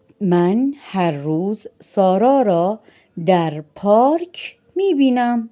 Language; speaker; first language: Persian; non-native, fluent; Urdu